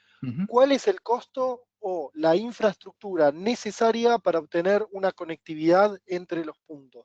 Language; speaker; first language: Spanish; native; Spanish